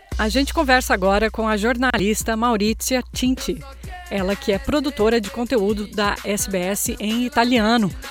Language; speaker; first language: Portuguese; native; Portuguese